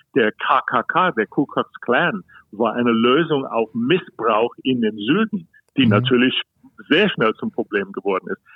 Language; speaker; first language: German; non-native, fluent; English